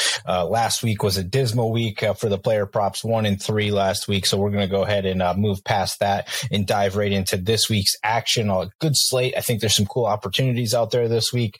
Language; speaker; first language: English; native; English